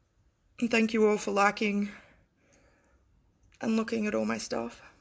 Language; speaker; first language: English; native; English